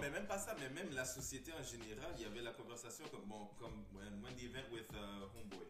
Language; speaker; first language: French; early bilingual, heritage; French